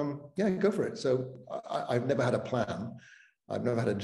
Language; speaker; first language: English; non-native, local second language; Welsh